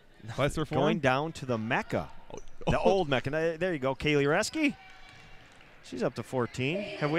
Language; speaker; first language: English; native; English